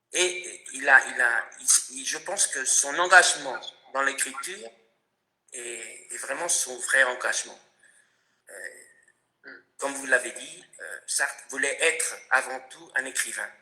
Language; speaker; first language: French; non-native, fluent; Spanish